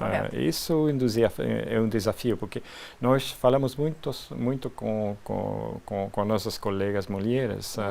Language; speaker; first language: Portuguese; non-native, fluent; French